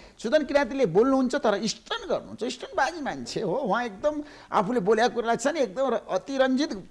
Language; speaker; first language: Nepali; native; Nepali